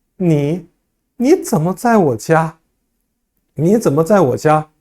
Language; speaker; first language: Chinese; non-native, fluent; Korean